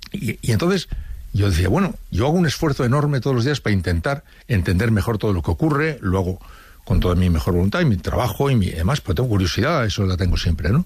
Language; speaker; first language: Spanish; native; Spanish